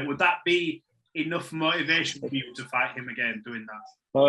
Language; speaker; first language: English; native; English